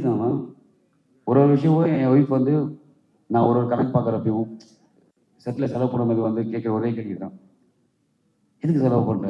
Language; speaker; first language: Tamil; native; Tamil